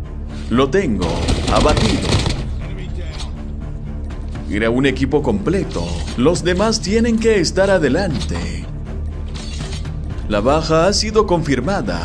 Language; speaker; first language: Spanish; native; Spanish